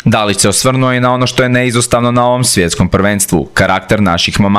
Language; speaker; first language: Croatian; native; Croatian